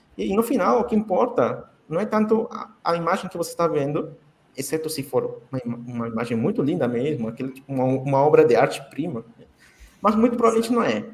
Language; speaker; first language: Portuguese; non-native, fluent; Spanish